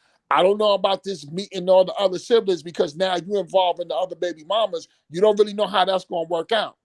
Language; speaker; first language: English; native; English